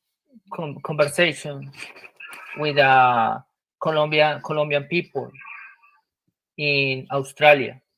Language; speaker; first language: English; non-native, learner; Spanish